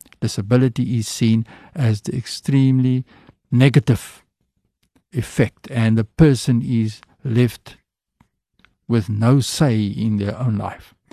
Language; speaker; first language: English; non-native, local second language; Afrikaans